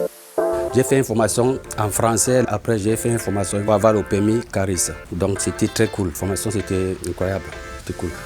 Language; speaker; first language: French; non-native, learner; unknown